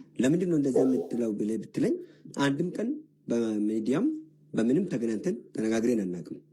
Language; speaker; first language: Amharic; non-native, local second language; Oromo